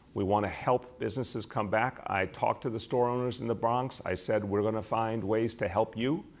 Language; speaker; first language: English; native; English